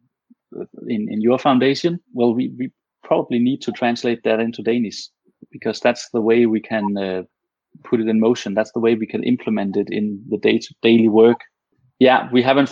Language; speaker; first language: English; non-native, fluent; Danish